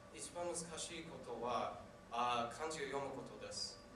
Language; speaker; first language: Japanese; non-native, learner; English